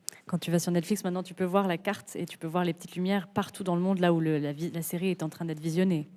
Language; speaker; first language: French; native; French